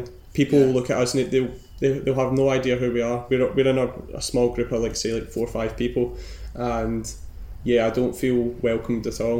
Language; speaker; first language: English; native; English